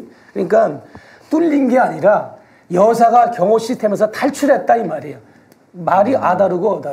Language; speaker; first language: Korean; native; Korean